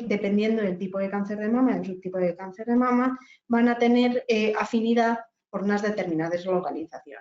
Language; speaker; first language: Spanish; native; Spanish